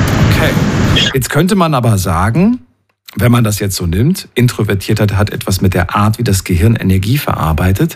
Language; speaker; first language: German; native; German